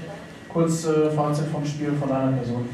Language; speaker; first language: German; native; German